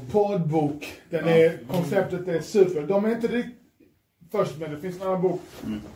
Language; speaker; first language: Swedish; native; Swedish